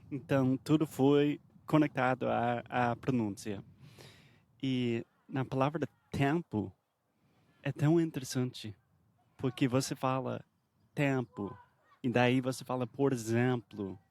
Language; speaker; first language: Portuguese; non-native, fluent; English